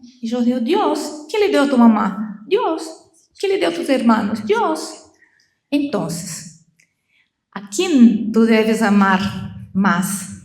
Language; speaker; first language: Spanish; non-native, learner; Portuguese